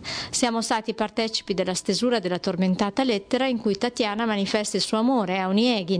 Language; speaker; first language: Italian; native; Italian